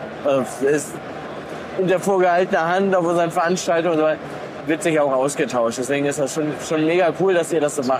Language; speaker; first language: German; native; German